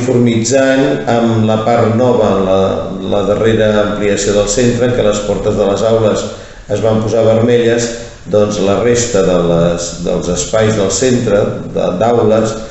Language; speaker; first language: Catalan; native; Catalan